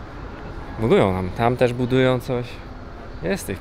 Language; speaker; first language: Polish; native; Polish